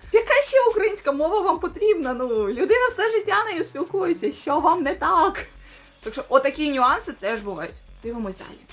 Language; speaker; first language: Ukrainian; non-native, local second language; Russian